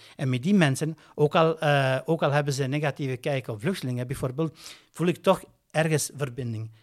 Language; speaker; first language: Dutch; native; Dutch